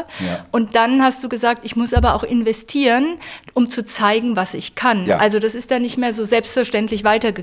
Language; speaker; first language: German; native; German